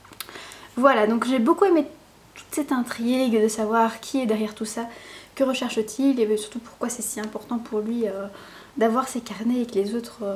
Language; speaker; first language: French; native; French